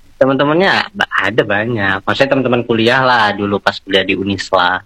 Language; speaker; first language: Indonesian; native; Indonesian